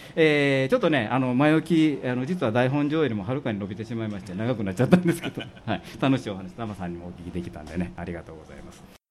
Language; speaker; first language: Japanese; native; Japanese